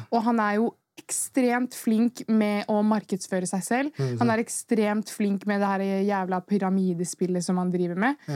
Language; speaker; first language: Norwegian; native; Norwegian